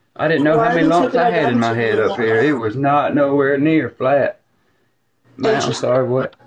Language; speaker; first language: English; native; English